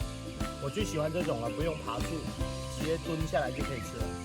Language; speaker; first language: Chinese; non-native, local second language; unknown